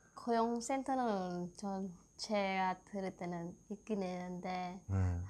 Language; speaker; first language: Korean; non-native, learner; Khmer